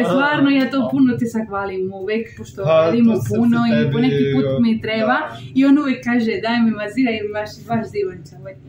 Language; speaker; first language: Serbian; non-native, learner; Spanish